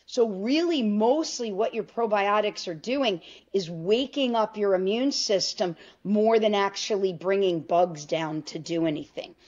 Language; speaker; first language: English; native; English